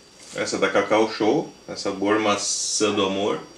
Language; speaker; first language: Portuguese; native; Portuguese